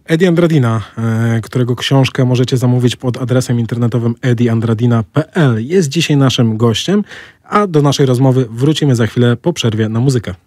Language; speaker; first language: Polish; native; Polish